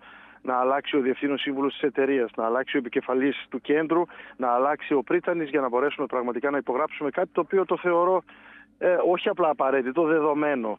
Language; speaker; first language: Greek; native; Greek